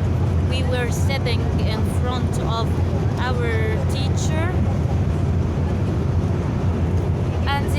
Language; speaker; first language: English; non-native, learner; Arabic